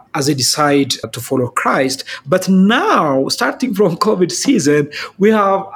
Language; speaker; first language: English; non-native, fluent; Amharic